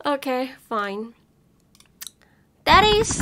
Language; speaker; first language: English; non-native, learner; Korean